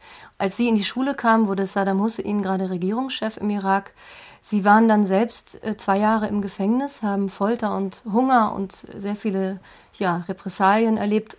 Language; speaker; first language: German; native; German